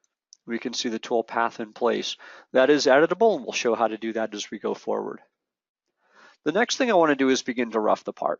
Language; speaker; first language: English; native; English